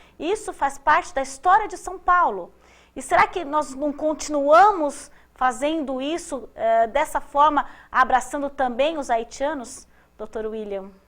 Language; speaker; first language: Portuguese; native; Portuguese